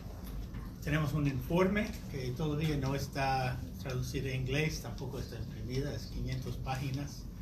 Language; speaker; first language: Spanish; non-native, fluent; English